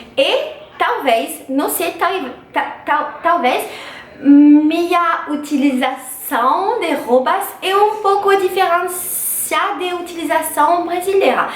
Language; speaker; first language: Portuguese; non-native, learner; French